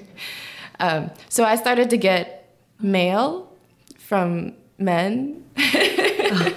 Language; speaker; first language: English; early bilingual, other home language; Korean